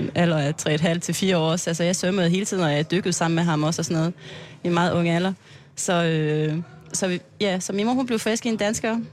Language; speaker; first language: Danish; non-native, fluent; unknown